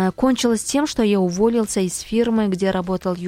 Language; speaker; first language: Russian; non-native, local second language; Kazakh